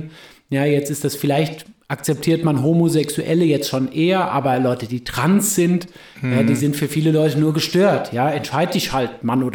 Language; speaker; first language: German; native; German